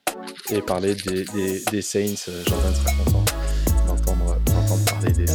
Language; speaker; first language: French; native; French